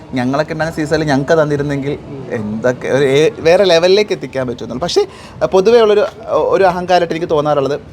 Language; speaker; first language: Malayalam; native; Malayalam